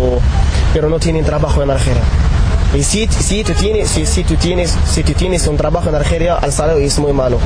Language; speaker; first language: Spanish; non-native, learner; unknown